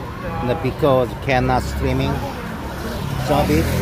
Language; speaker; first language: English; non-native, learner; Korean